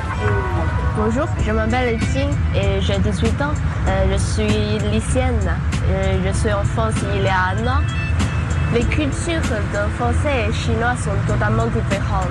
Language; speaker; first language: French; non-native, learner; Chinese